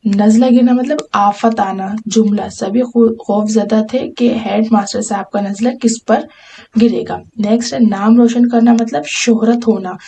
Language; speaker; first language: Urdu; native; Urdu